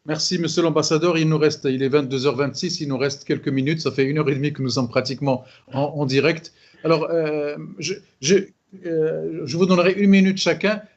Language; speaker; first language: French; non-native, local second language; Arabic